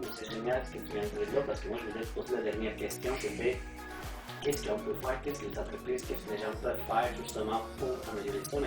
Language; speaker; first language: French; non-native, fluent; Spanish